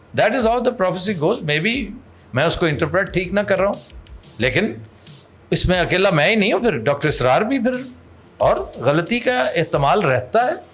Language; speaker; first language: Urdu; non-native, local second language; Punjabi